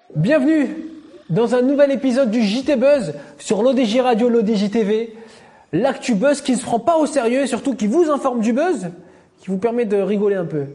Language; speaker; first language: French; non-native, local second language; Arabic